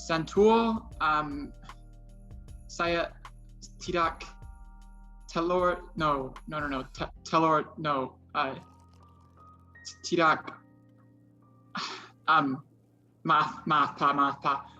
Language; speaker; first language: Indonesian; non-native, learner; English